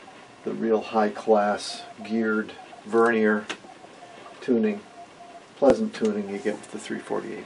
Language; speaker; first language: English; native; English